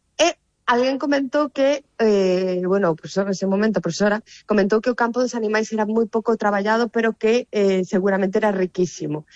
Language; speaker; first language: Galician; native; Galician